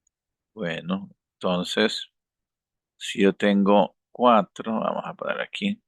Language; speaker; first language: Spanish; native; Spanish